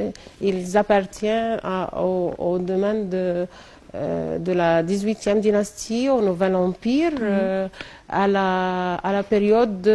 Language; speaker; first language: French; non-native, fluent; Arabic